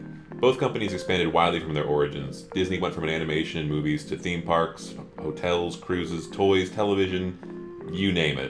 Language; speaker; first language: English; native; English